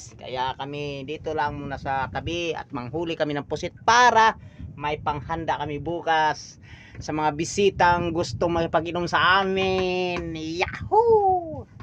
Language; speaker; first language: Filipino; native; Filipino